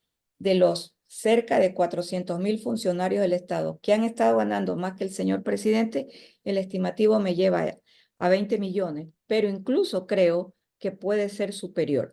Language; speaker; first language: Spanish; native; Spanish